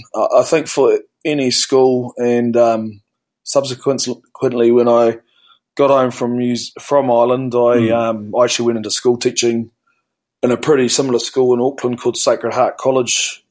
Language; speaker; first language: English; native; English